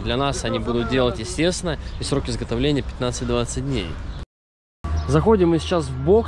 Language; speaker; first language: Russian; native; Russian